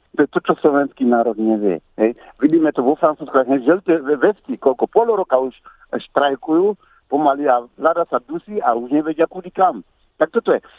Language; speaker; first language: Slovak; non-native, fluent; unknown